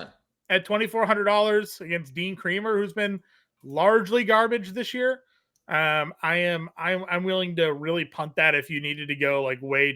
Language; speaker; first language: English; native; English